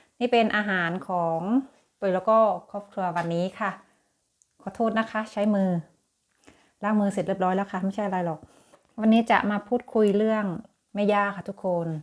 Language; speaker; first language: Thai; native; Thai